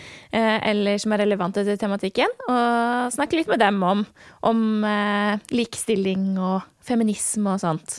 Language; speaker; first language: Norwegian; native; Norwegian